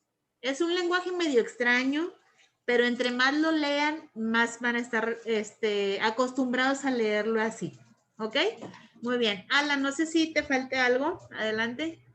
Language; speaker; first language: Spanish; native; Spanish